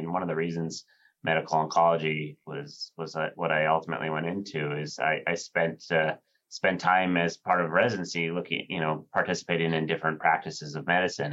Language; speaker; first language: English; native; English